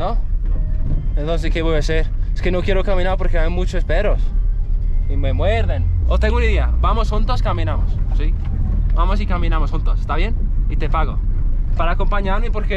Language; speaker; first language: Spanish; non-native, fluent; English